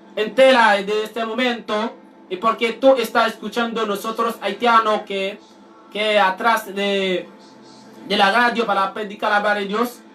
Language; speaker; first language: Spanish; non-native, learner; Haitian Creole